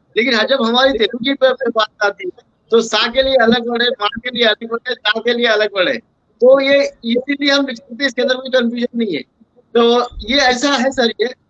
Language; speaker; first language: Hindi; non-native, local second language; Urdu